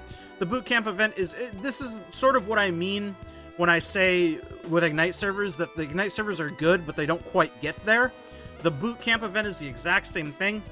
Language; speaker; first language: English; native; English